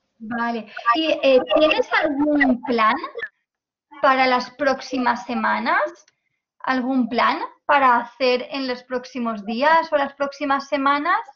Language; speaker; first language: Spanish; native; Spanish